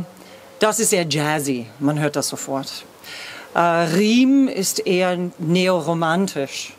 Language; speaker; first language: German; non-native, fluent; English